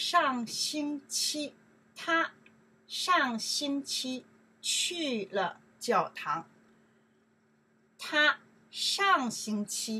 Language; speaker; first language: Chinese; non-native, learner; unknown